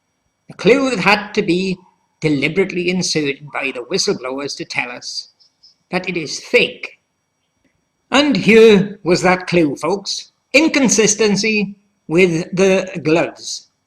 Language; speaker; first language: English; native; English